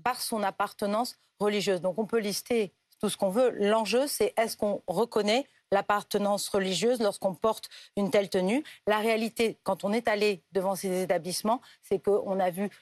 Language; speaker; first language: French; native; French